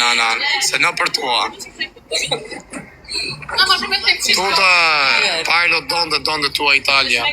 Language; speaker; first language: Italian; non-native, learner; Albanian